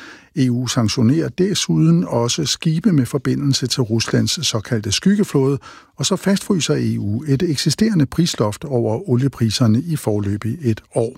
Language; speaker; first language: Danish; native; Danish